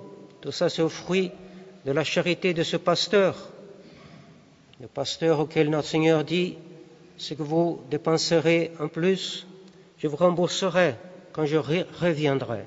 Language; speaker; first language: French; non-native, fluent; Portuguese